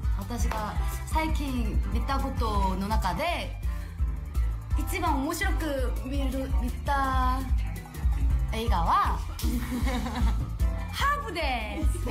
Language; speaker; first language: Japanese; non-native, learner; Korean